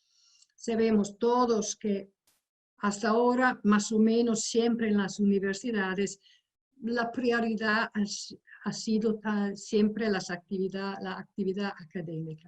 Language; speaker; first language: Spanish; non-native, fluent; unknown